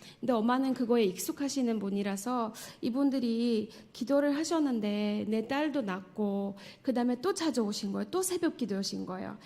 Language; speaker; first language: Korean; non-native, fluent; Tajik